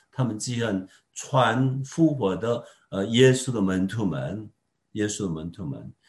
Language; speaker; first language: Chinese; non-native, fluent; Korean